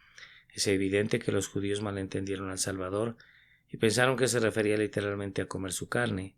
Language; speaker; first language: Spanish; native; Spanish